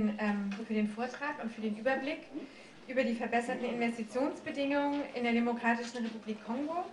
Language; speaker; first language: German; native; German